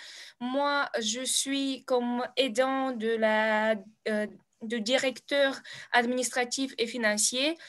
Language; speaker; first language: French; non-native, fluent; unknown